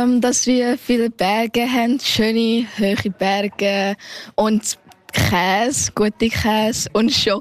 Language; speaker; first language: German; early bilingual, heritage; German